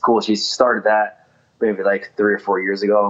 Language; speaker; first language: English; native; English